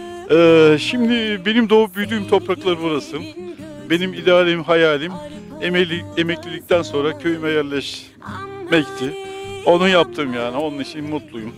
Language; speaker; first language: Turkish; native; Turkish